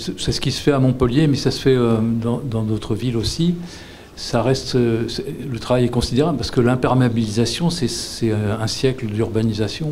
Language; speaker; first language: French; native; French